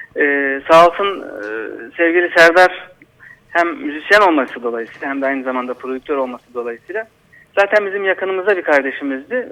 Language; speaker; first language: Turkish; native; Turkish